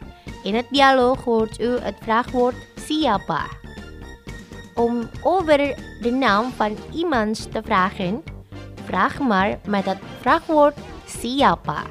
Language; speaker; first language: Dutch; non-native, fluent; Indonesian